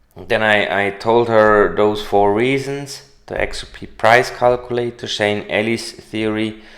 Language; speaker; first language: English; non-native, fluent; German